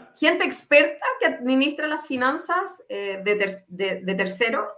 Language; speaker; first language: Spanish; native; Spanish